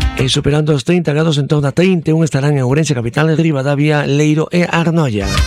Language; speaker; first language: Galician; native; Galician